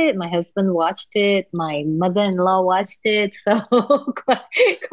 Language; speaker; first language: English; non-native, local second language; Cantonese